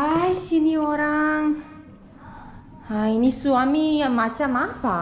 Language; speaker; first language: Indonesian; non-native, learner; Serbian